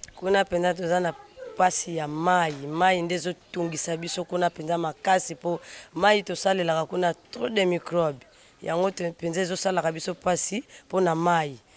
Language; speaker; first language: Lingala; non-native, local second language; Kongo